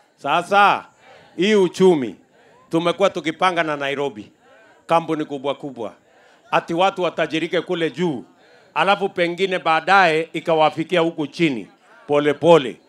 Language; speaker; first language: Swahili; non-native, local second language; Kalenjin